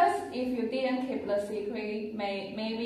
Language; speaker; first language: English; non-native, learner; Chinese